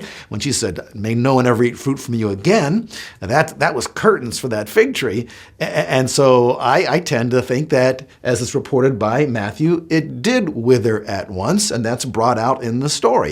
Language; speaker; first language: English; native; English